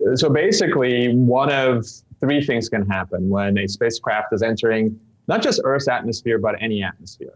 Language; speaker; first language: English; non-native, fluent; Turkish